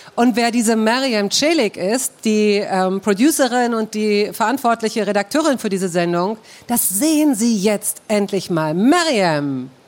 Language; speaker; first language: German; native; German